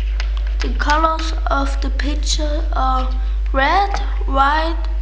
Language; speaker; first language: English; non-native, learner; German